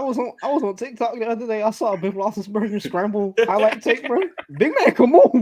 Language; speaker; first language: English; native; English